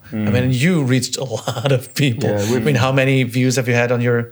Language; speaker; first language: English; non-native, fluent; German